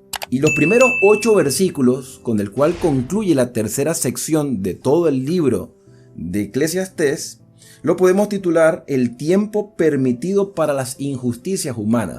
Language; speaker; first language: Spanish; native; Spanish